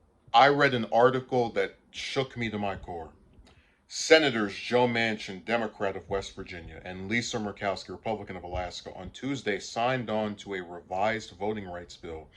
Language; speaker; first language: English; native; English